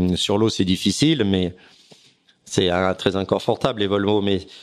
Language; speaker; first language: French; native; French